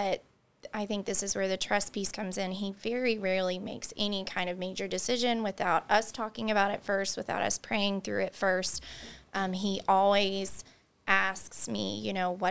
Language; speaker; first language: English; native; English